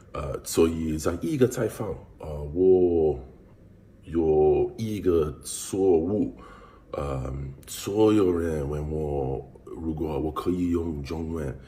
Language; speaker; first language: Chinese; non-native, learner; English